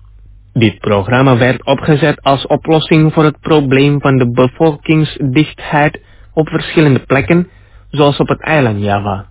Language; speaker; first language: Dutch; non-native, fluent; Indonesian